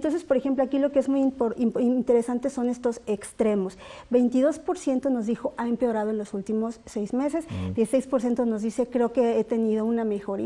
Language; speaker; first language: Spanish; native; Spanish